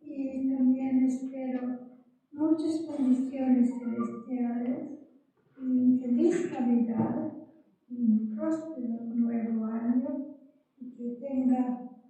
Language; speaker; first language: Spanish; non-native, fluent; English